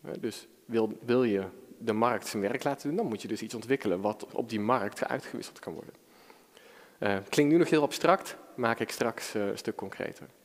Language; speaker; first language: Dutch; native; Dutch